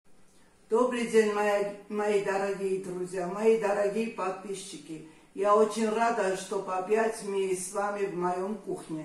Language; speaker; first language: Russian; non-native, fluent; Armenian